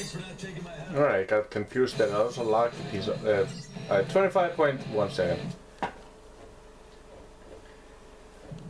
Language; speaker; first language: English; non-native, fluent; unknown